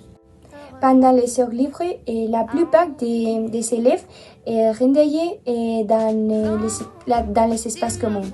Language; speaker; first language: French; non-native, learner; Spanish